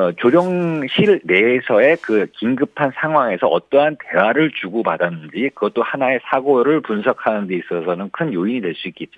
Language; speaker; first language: Korean; native; Korean